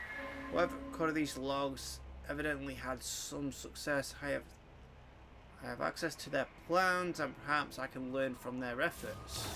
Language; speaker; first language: English; native; English